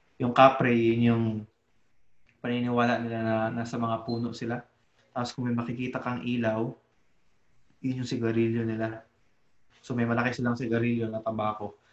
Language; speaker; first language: Filipino; native; Filipino